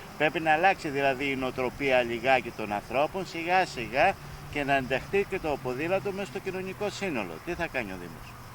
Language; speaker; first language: Greek; native; Greek